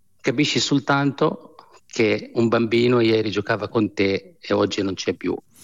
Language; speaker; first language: Italian; non-native, fluent; Arabic